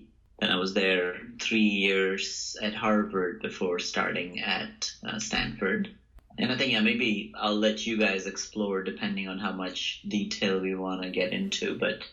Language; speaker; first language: English; non-native, local second language; Hindi